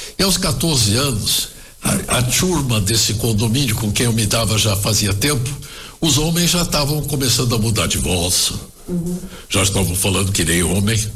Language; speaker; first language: Portuguese; early bilingual, other home language; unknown